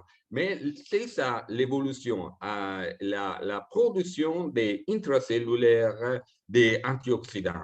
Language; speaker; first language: French; non-native, fluent; Italian